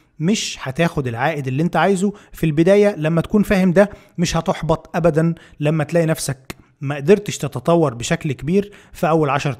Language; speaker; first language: Arabic; native; Arabic